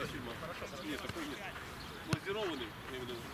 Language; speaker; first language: Russian; native; Russian